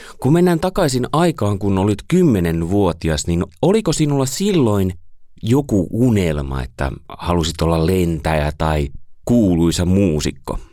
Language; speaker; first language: Finnish; native; Finnish